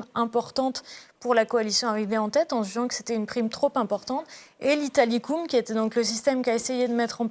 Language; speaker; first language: French; native; French